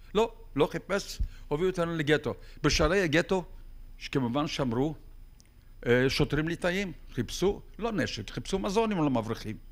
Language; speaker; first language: Hebrew; non-native, fluent; Lithuanian